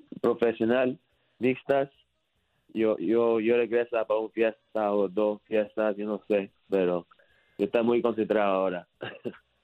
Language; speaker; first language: Spanish; early bilingual, heritage; English